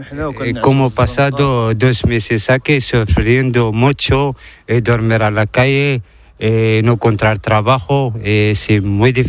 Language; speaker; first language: Spanish; non-native, learner; Arabic